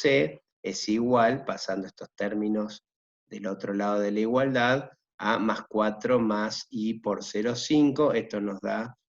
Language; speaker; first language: Spanish; native; Spanish